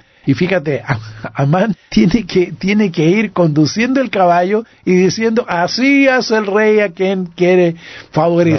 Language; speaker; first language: Spanish; native; Spanish